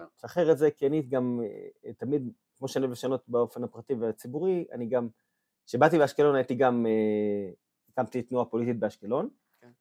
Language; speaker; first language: Hebrew; native; Hebrew